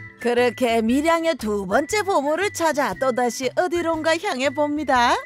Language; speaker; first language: Korean; native; Korean